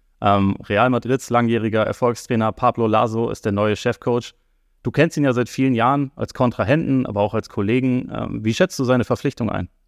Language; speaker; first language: German; native; German